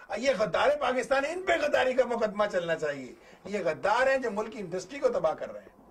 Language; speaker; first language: Urdu; native; Urdu